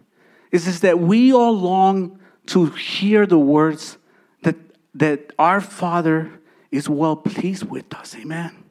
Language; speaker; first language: English; early bilingual, other home language; Spanish